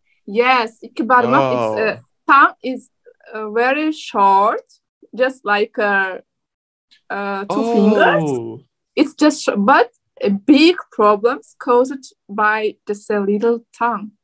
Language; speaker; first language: English; non-native, learner; Turkmen